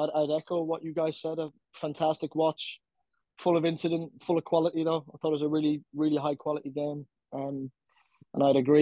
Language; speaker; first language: English; native; English